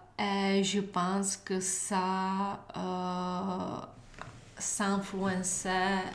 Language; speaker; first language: French; non-native, learner; Czech